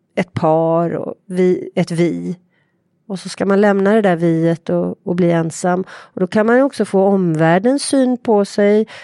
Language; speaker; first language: Swedish; native; Swedish